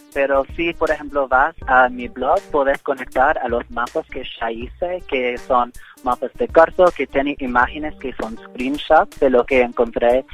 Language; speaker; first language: Spanish; non-native, fluent; English